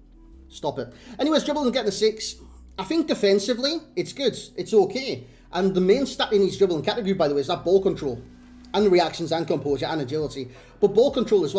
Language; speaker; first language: English; native; English